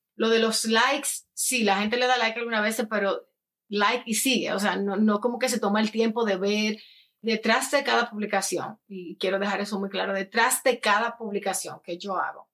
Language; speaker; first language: Spanish; native; Spanish